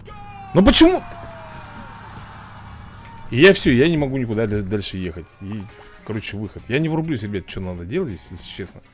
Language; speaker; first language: Russian; native; Russian